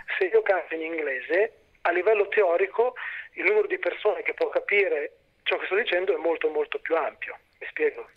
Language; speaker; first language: Italian; native; Italian